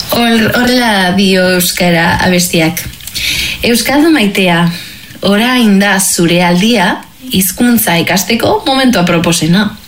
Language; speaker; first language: Basque; non-native, local second language; Spanish